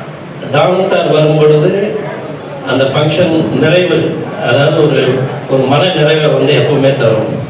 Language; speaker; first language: Tamil; native; Tamil